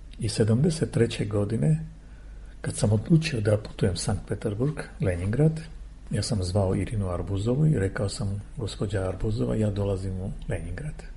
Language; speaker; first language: Serbian; non-native, fluent; Armenian